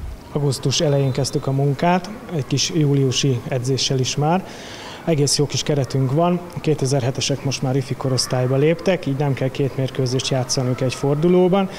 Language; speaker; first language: Hungarian; native; Hungarian